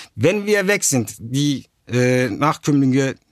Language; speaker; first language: German; early bilingual, other home language; Turkish